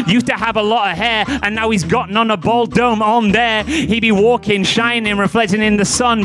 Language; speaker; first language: English; native; English